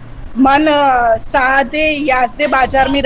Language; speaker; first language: Persian; non-native, learner; Urdu